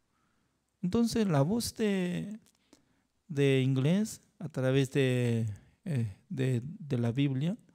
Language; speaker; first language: Spanish; non-native, fluent; Korean